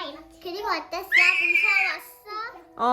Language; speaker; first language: Korean; early bilingual, heritage; Korean